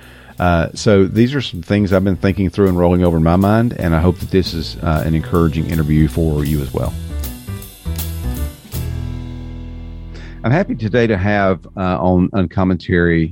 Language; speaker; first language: English; native; English